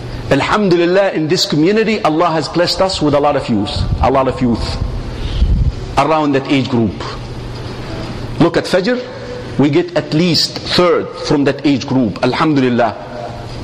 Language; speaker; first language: English; non-native, fluent; Arabic